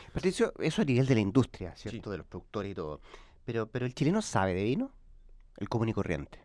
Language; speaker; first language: Spanish; native; Spanish